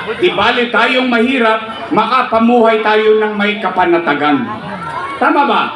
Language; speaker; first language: Filipino; native; Filipino